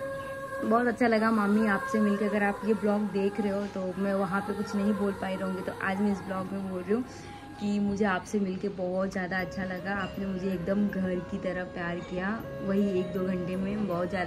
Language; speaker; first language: Hindi; native; Hindi